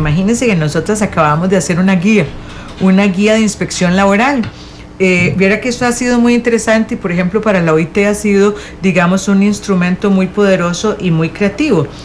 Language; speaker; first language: Spanish; native; Spanish